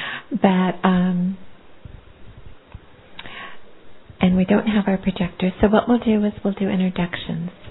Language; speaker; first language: English; native; English